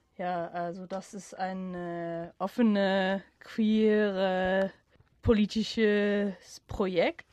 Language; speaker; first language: German; non-native, fluent; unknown